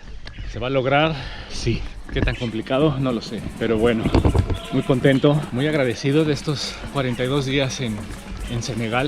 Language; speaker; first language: Spanish; native; Spanish